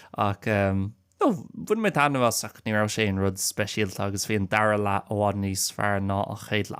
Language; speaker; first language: Irish; non-native, local second language; English